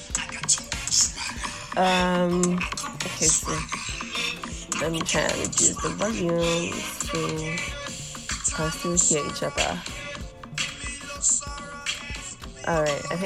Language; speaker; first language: English; non-native, local second language; Yoruba